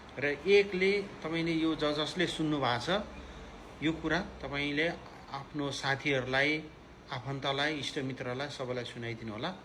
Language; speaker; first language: Nepali; native; Nepali